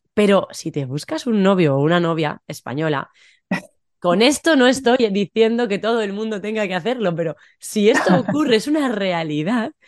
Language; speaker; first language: Spanish; native; Spanish